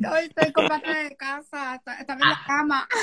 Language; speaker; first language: Spanish; non-native, fluent; Portuguese